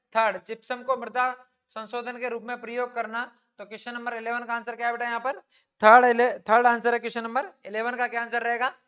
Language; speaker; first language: Hindi; native; Hindi